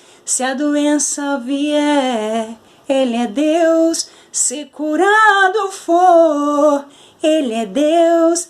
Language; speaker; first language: Portuguese; native; Portuguese